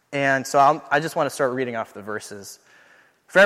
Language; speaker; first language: English; native; English